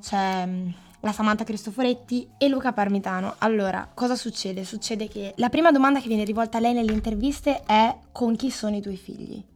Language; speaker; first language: Italian; native; Italian